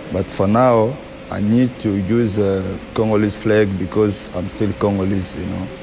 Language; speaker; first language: English; non-native, fluent; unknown